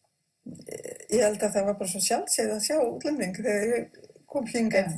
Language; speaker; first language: Icelandic; non-native, fluent; Croatian